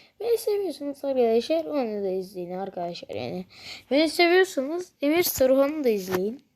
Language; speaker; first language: Turkish; native; Turkish